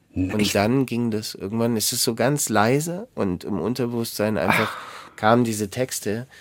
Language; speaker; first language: German; native; German